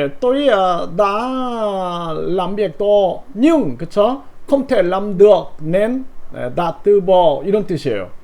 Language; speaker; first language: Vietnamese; non-native, learner; Korean